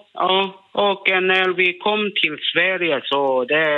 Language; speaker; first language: Swedish; non-native, learner; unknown